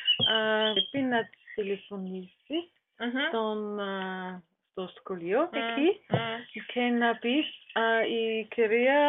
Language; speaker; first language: Greek; non-native, learner; German